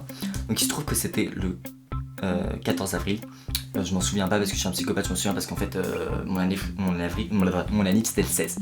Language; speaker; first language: French; native; French